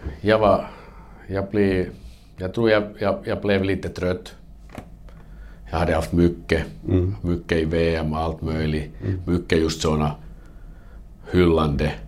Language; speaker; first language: Swedish; non-native, learner; Finnish